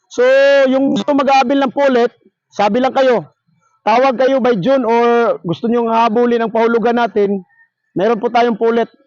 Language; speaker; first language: Filipino; non-native, local second language; Surigaonon